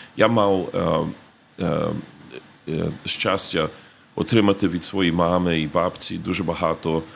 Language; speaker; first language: Ukrainian; early bilingual, heritage; Ukrainian